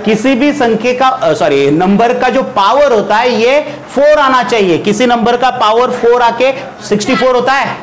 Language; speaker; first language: Hindi; non-native, local second language; Marathi